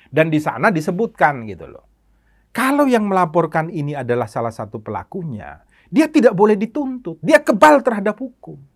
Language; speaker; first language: Indonesian; native; Indonesian